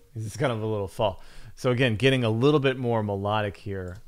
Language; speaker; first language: English; native; English